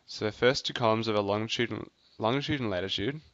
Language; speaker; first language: English; native; English